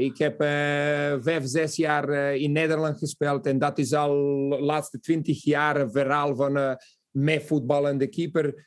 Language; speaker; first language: Dutch; non-native, fluent; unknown